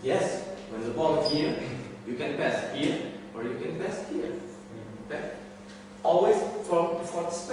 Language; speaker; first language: English; non-native, learner; Portuguese